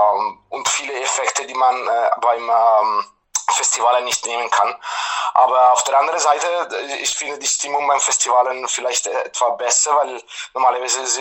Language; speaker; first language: German; non-native, fluent; Italian